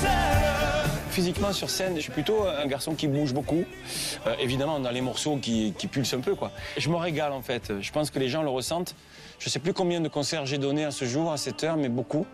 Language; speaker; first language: French; native; French